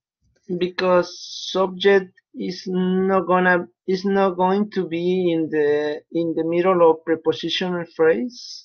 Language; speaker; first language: English; non-native, learner; Spanish